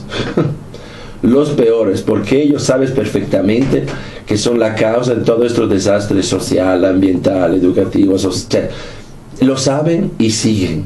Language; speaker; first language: Spanish; non-native, fluent; Italian